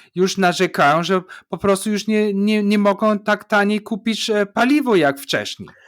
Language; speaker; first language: Polish; non-native, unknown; German